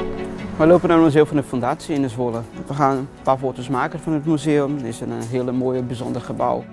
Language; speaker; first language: Dutch; non-native, learner; Portuguese